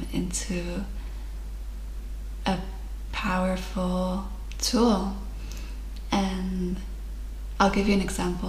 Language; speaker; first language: English; non-native, fluent; Spanish